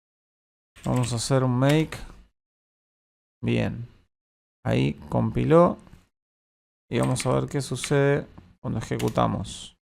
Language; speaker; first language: Spanish; native; Spanish